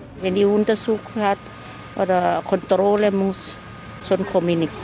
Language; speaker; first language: German; non-native, learner; Thai